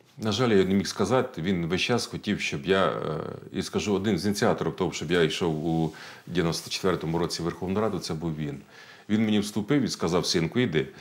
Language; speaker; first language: Ukrainian; native; Ukrainian